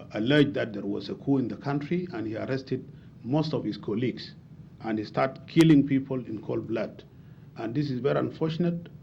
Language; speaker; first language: English; non-native, fluent; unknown